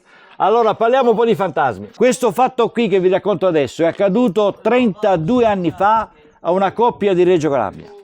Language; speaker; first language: Italian; native; Italian